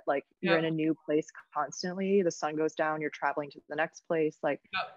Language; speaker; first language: English; native; English